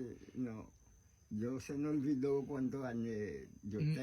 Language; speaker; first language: Spanish; non-native, learner; Haitian Creole